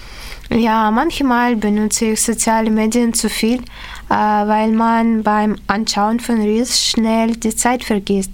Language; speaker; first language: German; non-native, learner; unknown